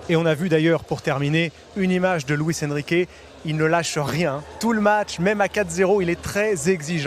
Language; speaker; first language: French; native; French